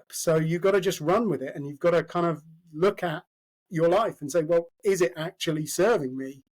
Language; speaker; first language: English; native; English